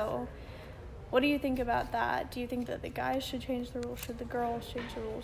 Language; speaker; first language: English; native; English